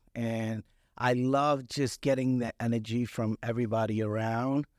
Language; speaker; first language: English; early bilingual, other home language; Spanish